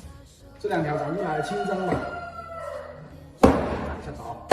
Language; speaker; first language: Chinese; native; Chinese